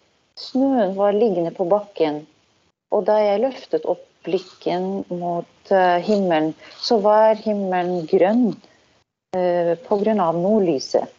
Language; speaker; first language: Norwegian; non-native, fluent; Arabic